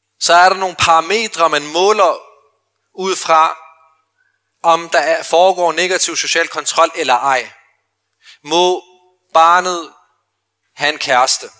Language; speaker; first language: Danish; early bilingual, other home language; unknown